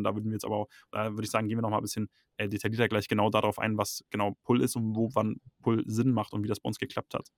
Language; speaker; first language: German; native; German